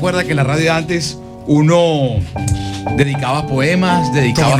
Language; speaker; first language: Spanish; native; Spanish